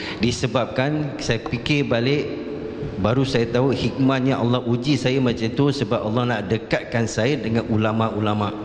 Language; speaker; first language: Malay; non-native, local second language; Chinese